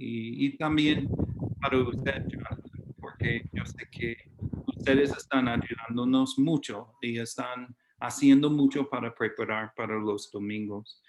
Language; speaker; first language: Spanish; non-native, fluent; English